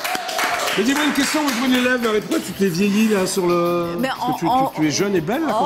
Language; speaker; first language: French; native; French